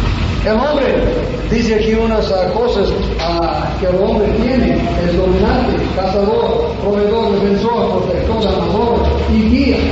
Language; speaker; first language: Spanish; non-native, fluent; English